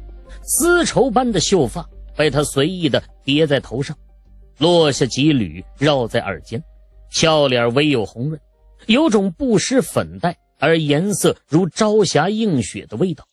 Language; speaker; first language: Chinese; native; Chinese